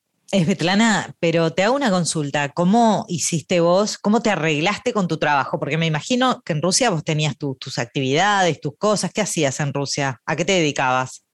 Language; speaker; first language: Spanish; native; Spanish